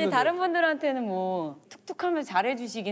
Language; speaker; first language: Korean; native; Korean